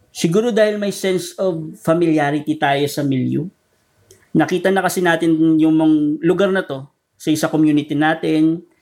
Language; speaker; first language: Filipino; non-native, local second language; Hiligaynon